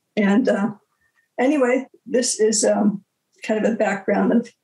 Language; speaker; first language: English; native; English